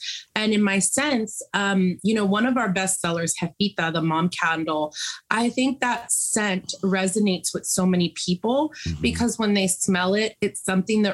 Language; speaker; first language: English; native; English